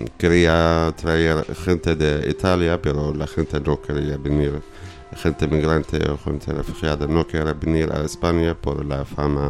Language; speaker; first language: Spanish; non-native, learner; Arabic